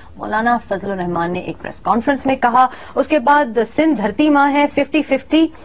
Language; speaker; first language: Urdu; non-native, local second language; Pashto